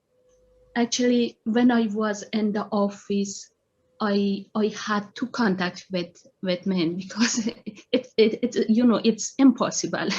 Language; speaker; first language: English; non-native, learner; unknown